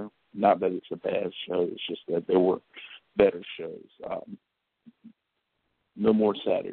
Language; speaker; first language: English; native; English